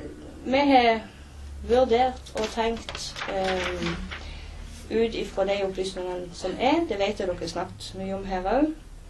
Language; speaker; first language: Norwegian; native; Norwegian